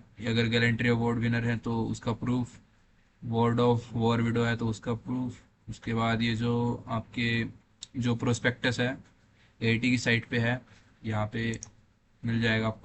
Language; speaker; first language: Hindi; native; Hindi